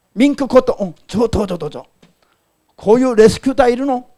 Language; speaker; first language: Japanese; non-native, fluent; Korean